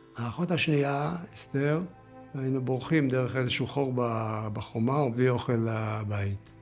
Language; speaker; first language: Hebrew; early bilingual, other home language; Yiddish